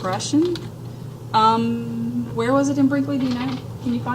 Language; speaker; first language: English; native; English